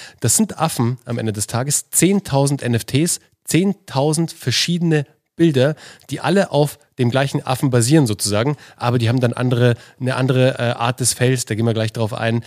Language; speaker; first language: German; native; German